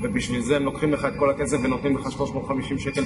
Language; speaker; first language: Hebrew; native; Hebrew